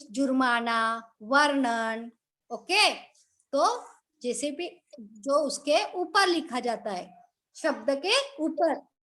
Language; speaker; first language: Hindi; non-native, local second language; Marathi